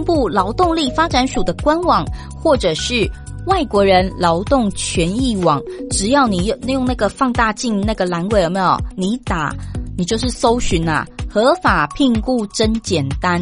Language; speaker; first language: Chinese; native; Chinese